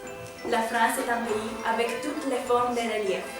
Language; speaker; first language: French; non-native, learner; Romanian